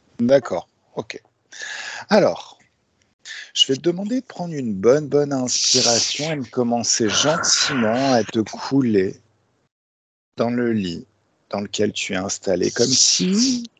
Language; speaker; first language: French; native; French